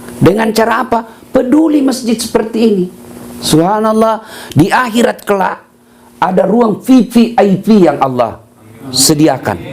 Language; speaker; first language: Indonesian; non-native, local second language; Buginese